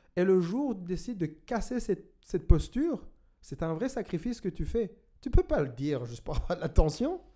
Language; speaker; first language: French; non-native, local second language; Kinyarwanda